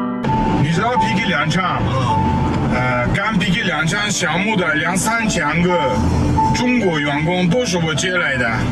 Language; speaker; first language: Chinese; non-native, fluent; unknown